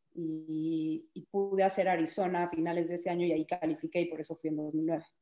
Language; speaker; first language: Spanish; early bilingual, heritage; Spanish